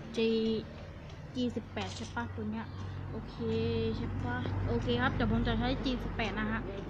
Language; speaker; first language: Thai; native; Thai